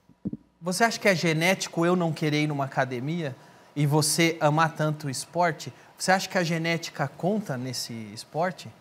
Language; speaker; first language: Portuguese; native; Portuguese